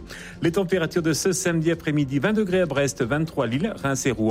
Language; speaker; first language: French; native; French